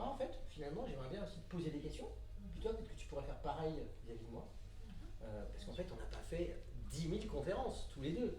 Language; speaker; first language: French; native; French